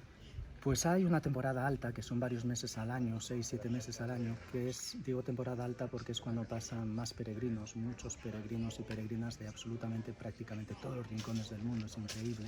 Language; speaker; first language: Spanish; native; Spanish